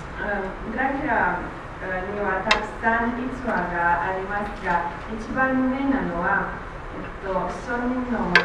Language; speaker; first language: Japanese; non-native, learner; Romanian